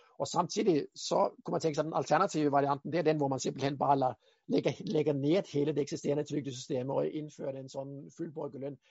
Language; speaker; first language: Norwegian; native; Norwegian